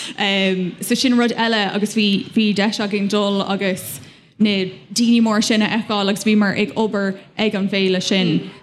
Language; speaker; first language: Irish; non-native, local second language; English